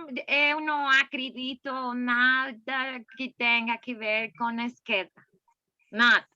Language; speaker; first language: Portuguese; non-native, learner; Spanish